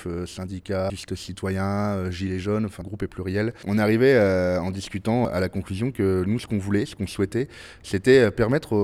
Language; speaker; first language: French; native; French